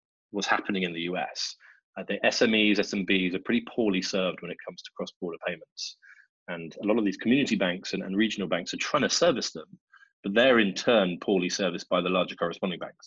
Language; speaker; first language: English; native; English